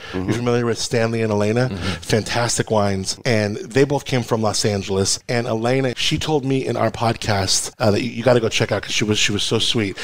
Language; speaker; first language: English; native; English